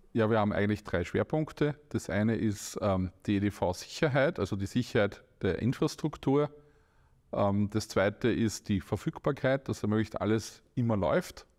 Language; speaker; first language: German; native; German